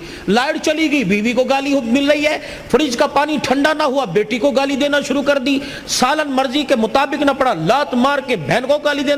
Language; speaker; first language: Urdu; non-native, local second language; Punjabi